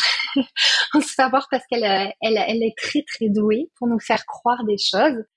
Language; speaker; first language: French; native; French